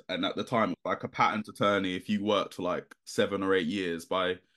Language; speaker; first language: English; native; English